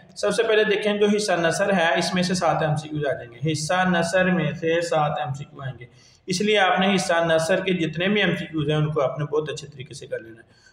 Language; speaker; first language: Urdu; non-native, local second language; Punjabi